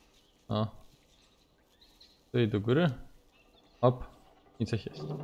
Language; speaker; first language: Polish; native; Polish